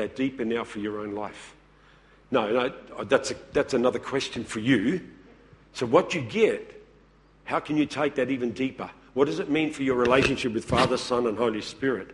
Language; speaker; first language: English; native; English